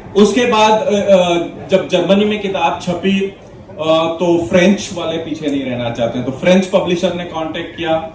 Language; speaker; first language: Hindi; non-native, local second language; Konkani